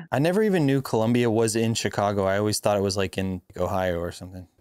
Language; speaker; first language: English; native; English